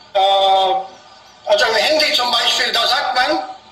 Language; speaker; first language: German; non-native, fluent; Hindi